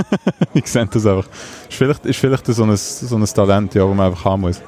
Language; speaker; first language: German; native; German